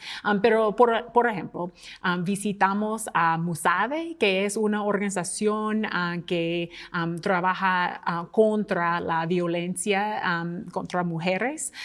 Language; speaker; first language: Spanish; non-native, fluent; English